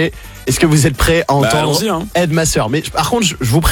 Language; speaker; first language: French; native; French